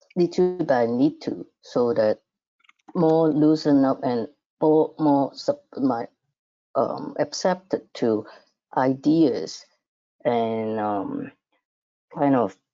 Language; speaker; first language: English; non-native, fluent; Cantonese